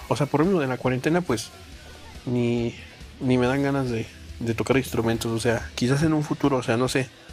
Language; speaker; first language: Spanish; native; Spanish